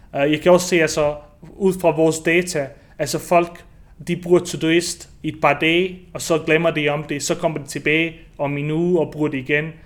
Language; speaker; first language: Danish; early bilingual, other home language; Bosnian